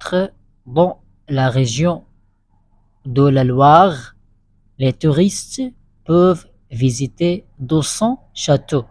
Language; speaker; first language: French; non-native, fluent; Arabic